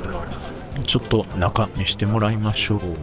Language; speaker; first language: Japanese; native; Japanese